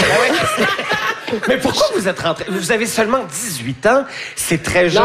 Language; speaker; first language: French; native; French